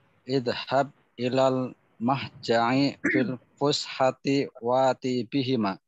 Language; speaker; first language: Arabic; non-native, learner; Indonesian